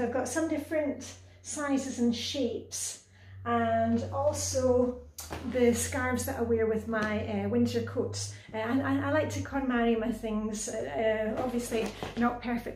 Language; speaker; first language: English; native; English